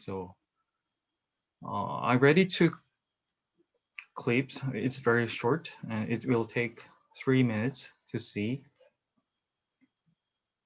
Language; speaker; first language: English; non-native, learner; Korean